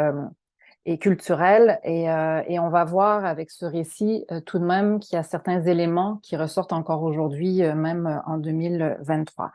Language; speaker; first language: French; native; French